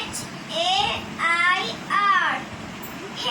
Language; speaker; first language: English; non-native, learner; Bangla